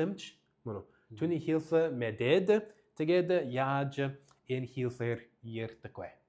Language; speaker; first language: Mongolian; non-native, learner; English